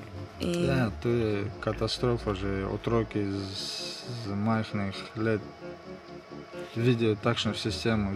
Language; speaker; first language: Slovenian; non-native, learner; Russian